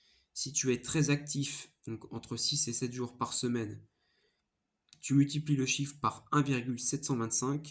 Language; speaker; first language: French; native; French